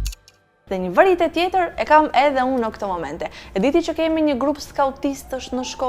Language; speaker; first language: Albanian; native; Albanian